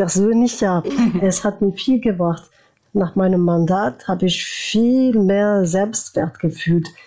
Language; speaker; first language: German; non-native, fluent; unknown